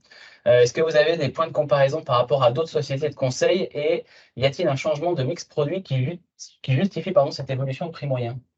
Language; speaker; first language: French; native; French